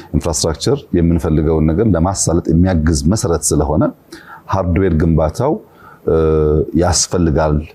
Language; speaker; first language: Amharic; non-native, local second language; Oromo